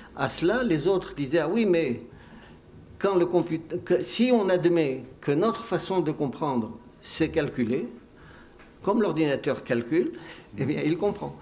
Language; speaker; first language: French; native; French